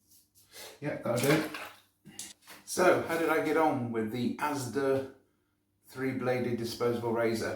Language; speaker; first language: English; native; English